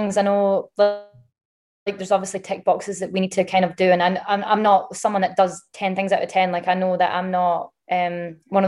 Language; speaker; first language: English; native; English